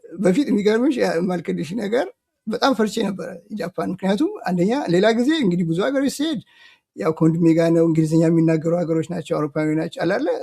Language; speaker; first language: Amharic; native; Amharic